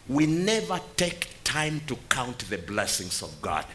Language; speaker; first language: English; non-native, local second language; Swahili